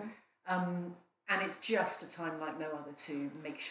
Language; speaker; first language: English; native; English